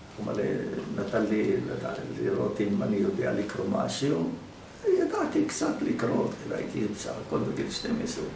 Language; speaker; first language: Hebrew; early bilingual, other home language; Arabic